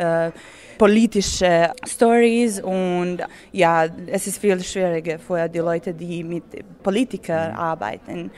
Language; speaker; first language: German; non-native, learner; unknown